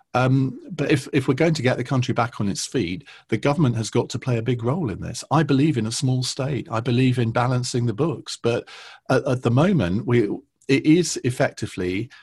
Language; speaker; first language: English; native; English